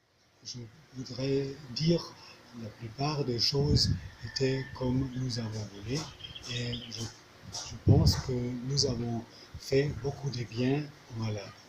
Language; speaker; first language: French; non-native, fluent; German